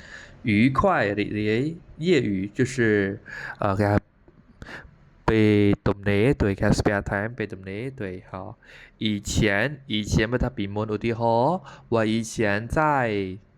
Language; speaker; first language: Chinese; non-native, fluent; Khmer